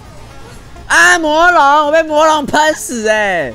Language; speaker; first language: Chinese; native; Chinese